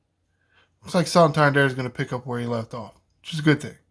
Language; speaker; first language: English; native; English